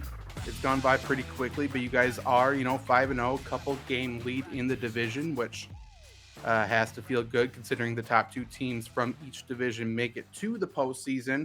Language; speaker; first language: English; native; English